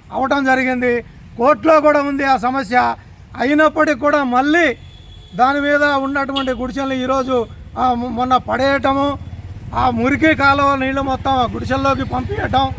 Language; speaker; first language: Telugu; native; Telugu